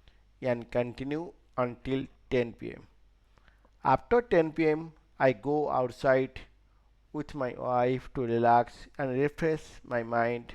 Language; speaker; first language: English; non-native, fluent; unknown